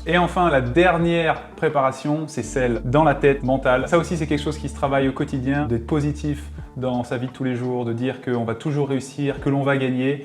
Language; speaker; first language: French; native; French